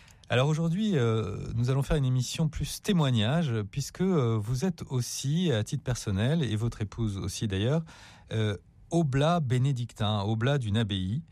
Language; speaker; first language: French; native; French